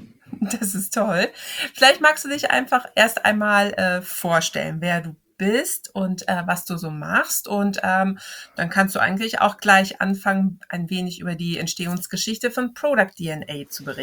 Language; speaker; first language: German; native; German